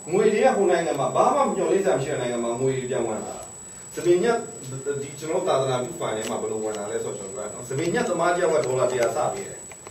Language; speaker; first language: Burmese; non-native, local second language; Hakha Chin